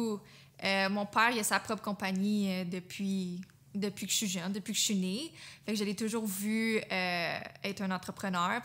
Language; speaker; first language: French; native; French